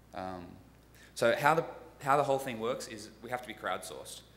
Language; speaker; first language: English; native; English